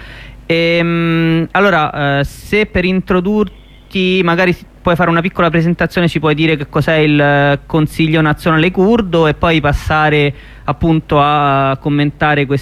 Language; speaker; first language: Italian; native; Italian